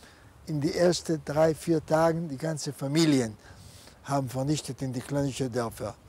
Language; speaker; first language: German; non-native, fluent; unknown